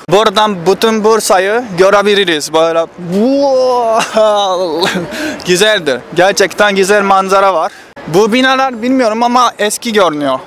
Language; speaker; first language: Turkish; non-native, learner; Japanese